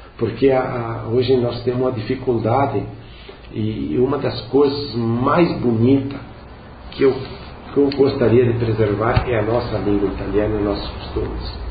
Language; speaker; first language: Portuguese; non-native, local second language; Venetian